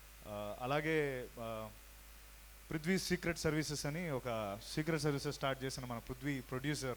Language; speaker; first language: Telugu; native; Telugu